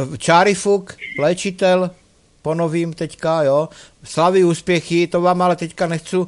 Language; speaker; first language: Czech; native; Czech